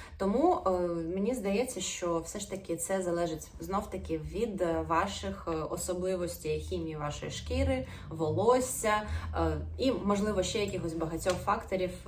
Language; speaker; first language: Ukrainian; non-native, local second language; Russian